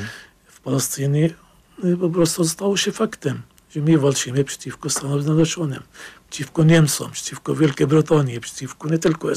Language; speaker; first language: Polish; non-native, fluent; Arabic